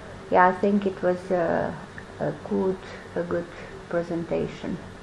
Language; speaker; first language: English; non-native, fluent; Romanian